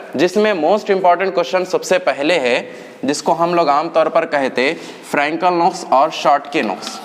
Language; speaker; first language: Urdu; native; Urdu